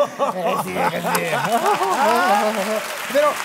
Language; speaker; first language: Spanish; non-native, learner; Japanese